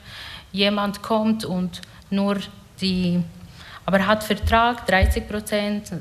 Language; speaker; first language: German; non-native, learner; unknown